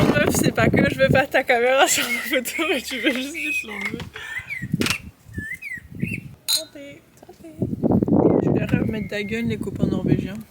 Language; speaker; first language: French; native; French